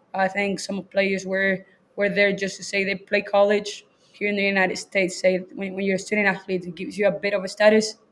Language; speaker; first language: English; non-native, fluent; Spanish